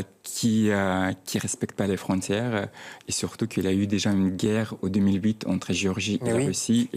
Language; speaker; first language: French; non-native, fluent; Chechen